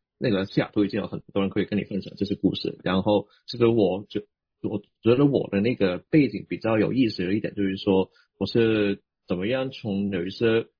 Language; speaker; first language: Chinese; non-native, local second language; Cantonese